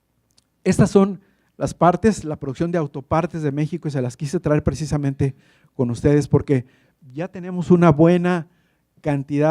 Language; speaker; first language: Spanish; native; Spanish